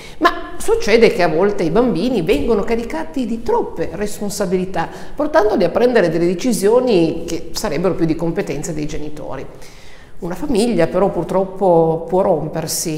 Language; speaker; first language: Italian; native; Italian